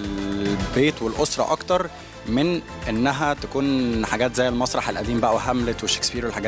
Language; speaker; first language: Arabic; native; Arabic